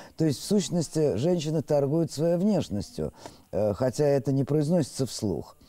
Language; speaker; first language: Russian; native; Russian